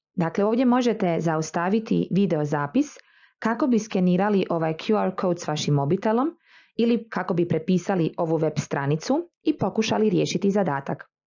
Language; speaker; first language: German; non-native, fluent; Croatian